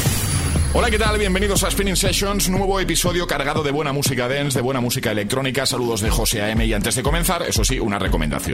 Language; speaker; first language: Spanish; native; Spanish